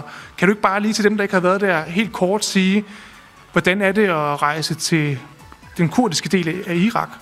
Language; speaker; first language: Danish; native; Danish